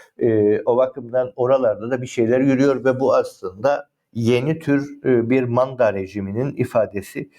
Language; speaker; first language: Turkish; native; Turkish